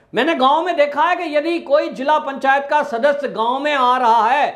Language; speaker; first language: Hindi; native; Hindi